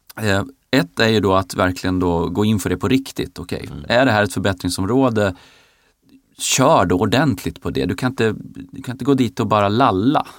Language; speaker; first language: Swedish; native; Swedish